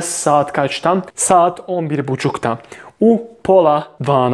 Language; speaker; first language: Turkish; non-native, fluent; Bosnian